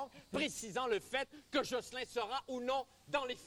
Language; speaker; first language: French; native; French